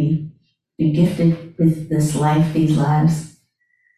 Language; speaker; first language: English; native; English